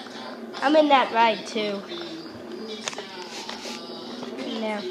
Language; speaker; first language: English; native; English